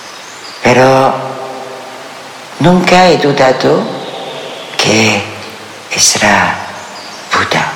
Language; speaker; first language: Spanish; non-native, fluent; French